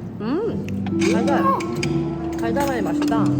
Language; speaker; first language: Korean; native; Korean